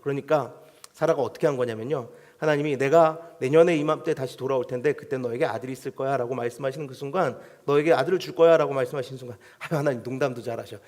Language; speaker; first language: Korean; native; Korean